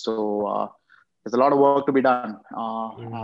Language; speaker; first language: English; non-native, local second language; Hindi